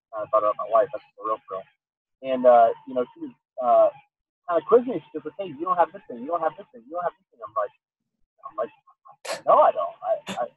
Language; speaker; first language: English; native; English